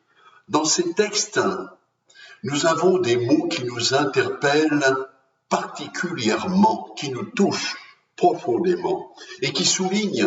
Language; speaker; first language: French; native; French